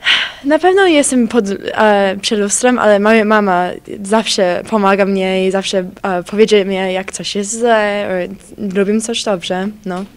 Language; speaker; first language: Polish; early bilingual, heritage; Polish